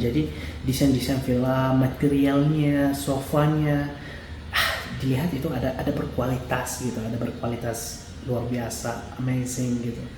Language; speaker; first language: Indonesian; non-native, fluent; Arabic